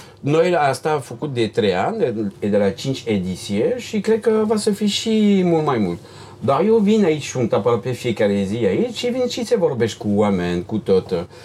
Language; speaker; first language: Romanian; non-native, learner; French